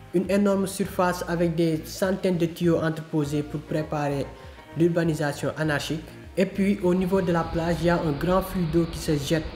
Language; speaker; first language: French; non-native, local second language; Wolof